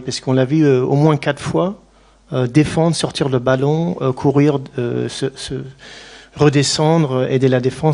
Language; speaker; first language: French; native; French